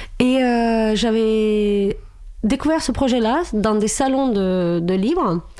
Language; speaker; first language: French; non-native, fluent; Romanian